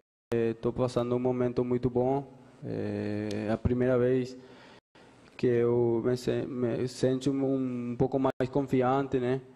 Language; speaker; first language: Portuguese; non-native, fluent; Spanish